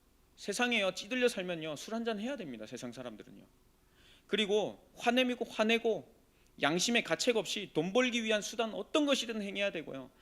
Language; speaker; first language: Korean; native; Korean